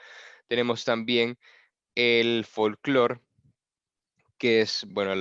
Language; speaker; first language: Spanish; native; Spanish